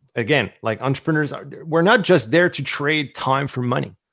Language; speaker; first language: English; non-native, fluent; French